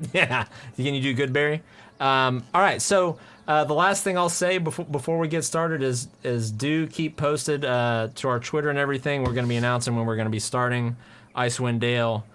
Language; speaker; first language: English; native; English